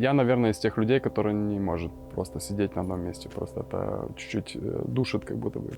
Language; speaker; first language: Russian; native; Russian